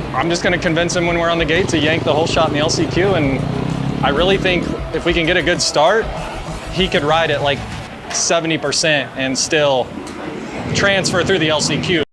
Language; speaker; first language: English; native; English